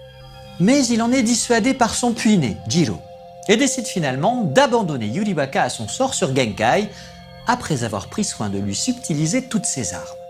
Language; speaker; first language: French; native; French